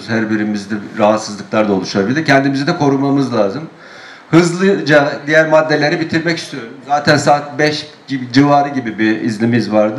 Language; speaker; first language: Turkish; native; Turkish